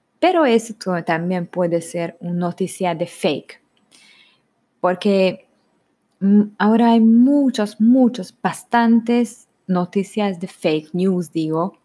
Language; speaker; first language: Spanish; non-native, learner; Hungarian